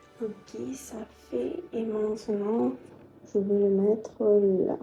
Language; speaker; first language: French; non-native, fluent; Russian